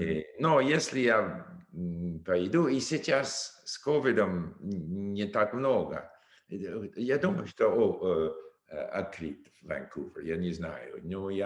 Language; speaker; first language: Russian; non-native, learner; English